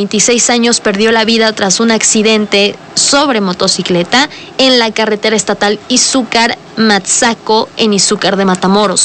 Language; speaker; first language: Spanish; native; Spanish